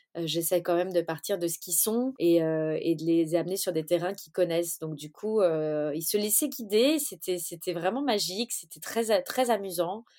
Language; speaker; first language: French; early bilingual, other home language; Portuguese